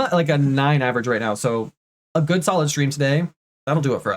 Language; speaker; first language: English; native; English